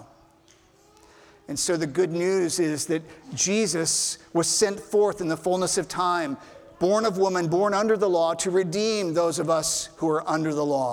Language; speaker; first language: English; native; English